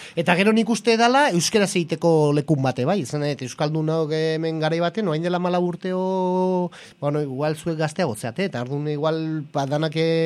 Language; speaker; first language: Basque; non-native, local second language; Spanish